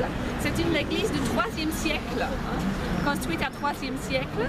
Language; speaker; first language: French; non-native, learner; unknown